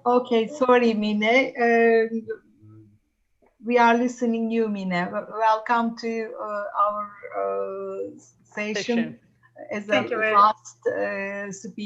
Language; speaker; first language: English; non-native, fluent; Turkish